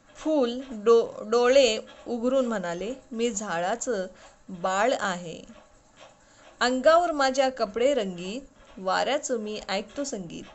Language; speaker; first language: Marathi; non-native, local second language; Urdu